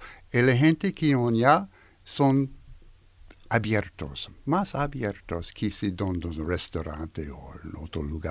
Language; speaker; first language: Spanish; non-native, learner; French